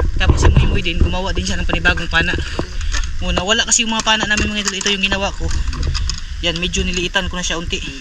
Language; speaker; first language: Filipino; non-native, local second language; Cebuano